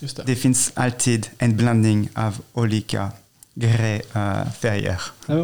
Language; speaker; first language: Swedish; non-native, fluent; French